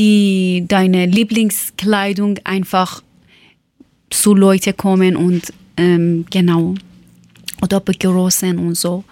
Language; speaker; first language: German; non-native, learner; Persian